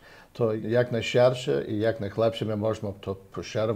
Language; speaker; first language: Ukrainian; early bilingual, heritage; Ukrainian